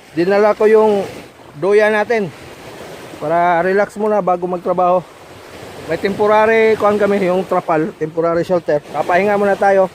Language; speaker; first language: Filipino; non-native, local second language; Cebuano